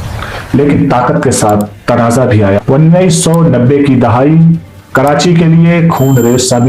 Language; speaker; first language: Urdu; native; Urdu